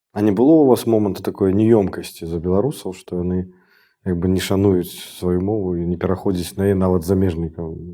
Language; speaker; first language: Belarusian; non-native, local second language; Russian